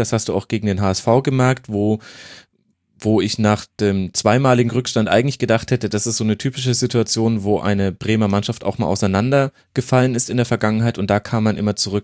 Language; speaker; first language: German; native; German